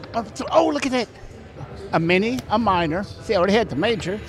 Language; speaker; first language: English; native; English